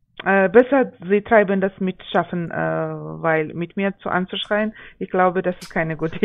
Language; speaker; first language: German; non-native, fluent; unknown